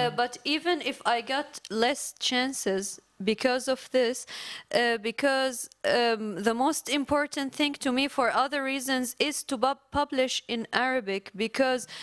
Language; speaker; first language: English; non-native, fluent; Arabic